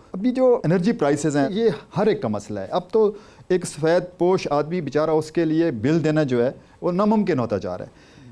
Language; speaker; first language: Urdu; non-native, local second language; Saraiki